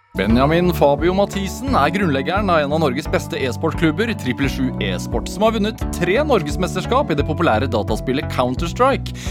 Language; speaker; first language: Norwegian; native; Norwegian